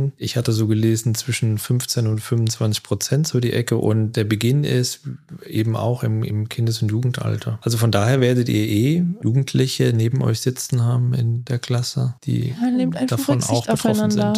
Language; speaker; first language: German; native; German